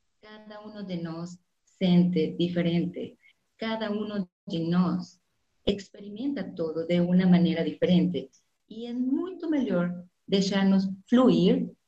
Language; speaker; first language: Spanish; non-native, fluent; Portuguese